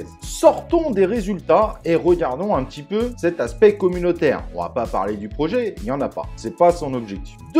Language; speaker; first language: French; native; French